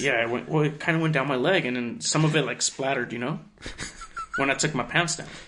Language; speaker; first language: English; early bilingual, other home language; Spanish